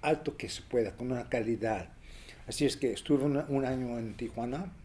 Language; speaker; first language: Spanish; early bilingual, other home language; English